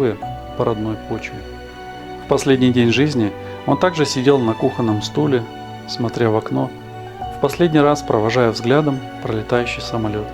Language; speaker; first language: Russian; native; Russian